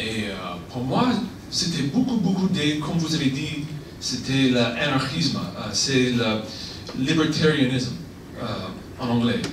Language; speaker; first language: French; non-native, fluent; Persian